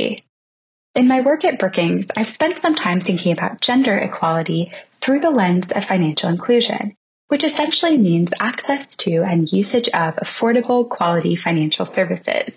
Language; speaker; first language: English; native; English